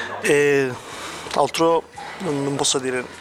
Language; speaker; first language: Italian; non-native, learner; Turkish